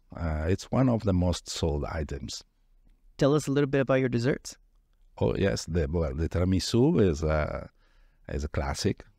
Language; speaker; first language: English; non-native, fluent; Italian